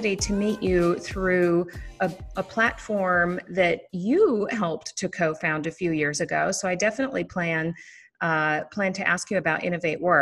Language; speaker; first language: English; native; English